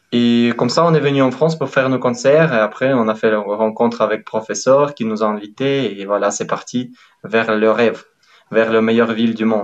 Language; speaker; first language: French; non-native, fluent; Ukrainian